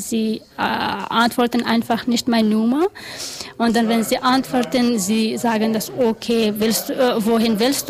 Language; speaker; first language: German; non-native, learner; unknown